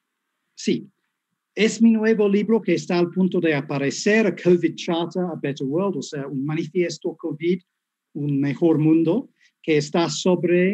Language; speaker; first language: Spanish; non-native, fluent; English